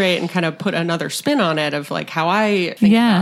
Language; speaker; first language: English; native; English